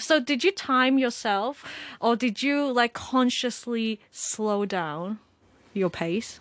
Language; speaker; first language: English; non-native, local second language; Cantonese